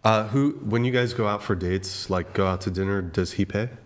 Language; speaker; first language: English; native; English